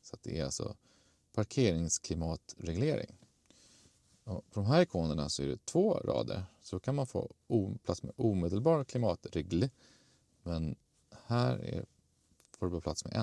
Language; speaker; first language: Swedish; native; Swedish